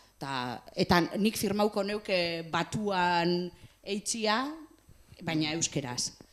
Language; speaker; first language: Basque; native; Basque